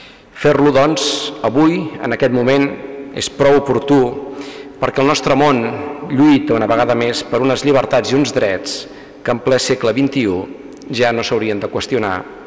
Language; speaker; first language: Catalan; native; Catalan